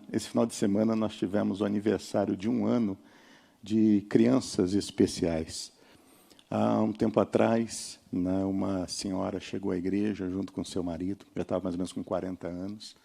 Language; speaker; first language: Portuguese; native; Portuguese